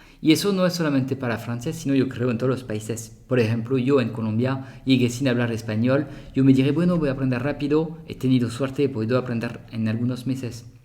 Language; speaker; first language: Spanish; non-native, fluent; French